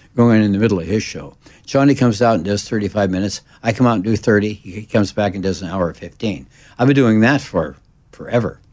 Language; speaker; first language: English; native; English